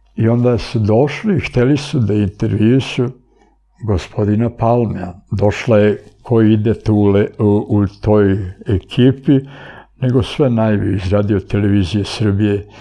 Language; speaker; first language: Serbian; early bilingual, other home language; Bulgarian